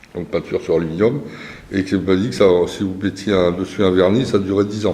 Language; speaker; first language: French; native; French